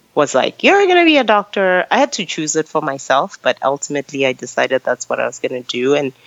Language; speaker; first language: English; non-native, local second language; Tswana